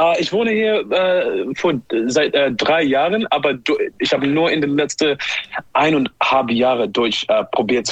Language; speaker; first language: German; non-native, learner; English